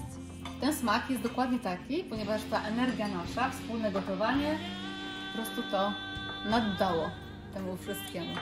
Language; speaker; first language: Polish; native; Polish